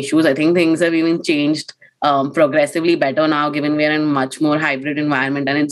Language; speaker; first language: English; non-native, local second language; Hindi